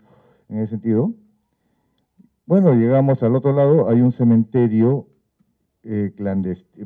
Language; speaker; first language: Spanish; native; Spanish